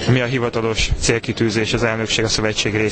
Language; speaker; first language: Hungarian; native; Hungarian